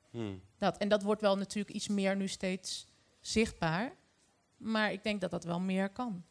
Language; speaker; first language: Dutch; early bilingual, other home language; Arabic